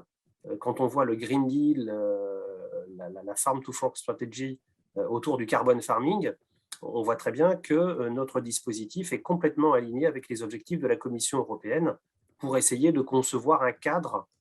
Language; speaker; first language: French; native; French